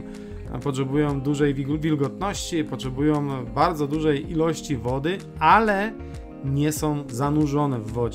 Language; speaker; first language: Polish; native; Polish